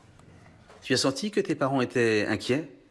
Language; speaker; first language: French; native; French